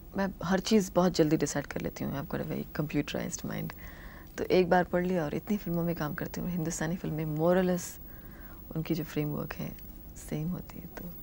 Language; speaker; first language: Hindi; non-native, local second language; Telugu